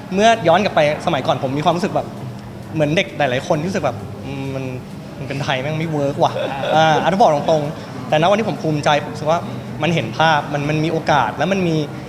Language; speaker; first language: Thai; native; Thai